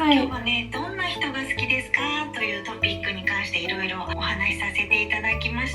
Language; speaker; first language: Japanese; native; Japanese